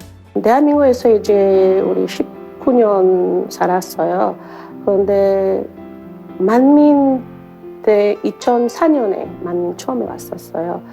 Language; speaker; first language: Korean; non-native, learner; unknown